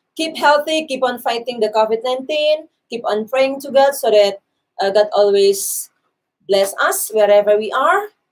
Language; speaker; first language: English; non-native, fluent; Indonesian